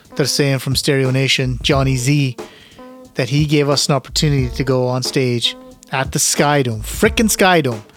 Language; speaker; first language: English; early bilingual, other home language; Punjabi